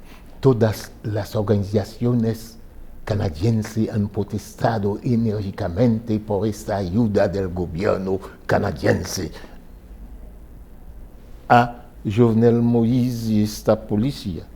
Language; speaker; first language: Spanish; non-native, fluent; Haitian Creole